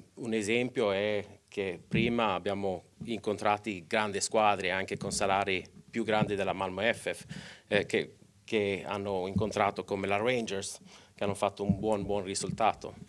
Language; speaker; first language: Italian; non-native, local second language; Swedish